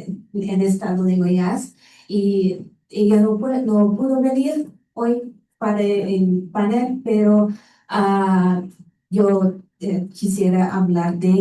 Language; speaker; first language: Spanish; non-native, fluent; Portuguese